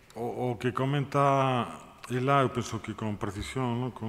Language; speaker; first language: Spanish; non-native, local second language; Galician